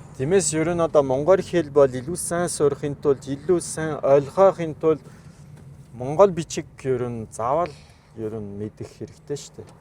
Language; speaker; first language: Mongolian; non-native, fluent; French